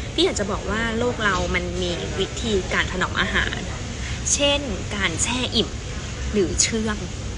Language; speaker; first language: Thai; non-native, local second language; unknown